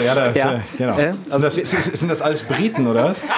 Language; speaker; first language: German; native; German